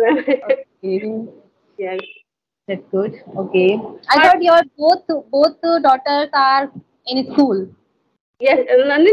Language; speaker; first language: English; non-native, local second language; Hindi